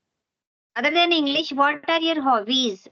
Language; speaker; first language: English; non-native, local second language; Hindi